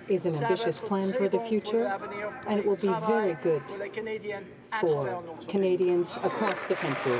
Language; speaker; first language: English; native; English